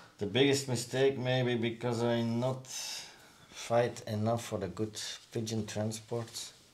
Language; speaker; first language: English; non-native, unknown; Dutch